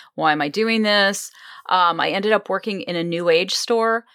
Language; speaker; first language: English; native; English